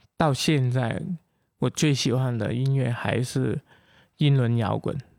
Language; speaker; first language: Chinese; non-native, local second language; Cantonese